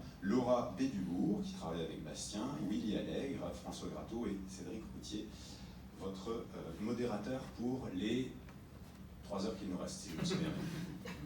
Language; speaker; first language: French; native; French